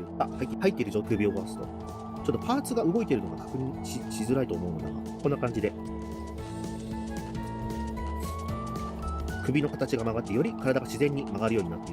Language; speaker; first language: Japanese; native; Japanese